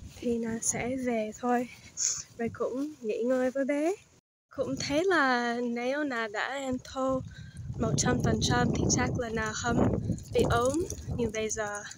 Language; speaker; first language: Vietnamese; early bilingual, heritage; Vietnamese